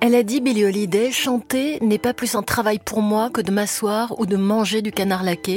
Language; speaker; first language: French; native; French